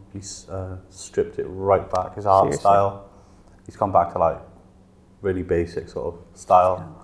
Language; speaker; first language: English; native; English